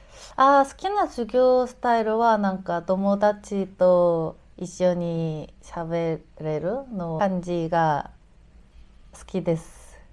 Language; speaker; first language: Japanese; non-native, learner; Korean